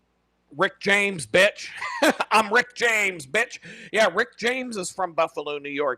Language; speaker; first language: English; native; English